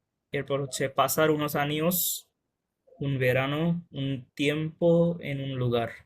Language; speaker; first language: Spanish; non-native, fluent; Bangla